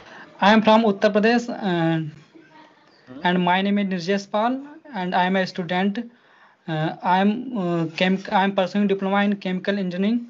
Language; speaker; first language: English; non-native, learner; Hindi